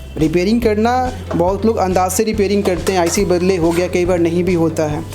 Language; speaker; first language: Hindi; native; Hindi